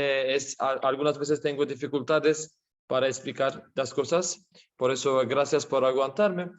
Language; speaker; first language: Spanish; non-native, learner; Turkish